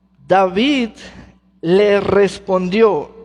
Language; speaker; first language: Spanish; native; Spanish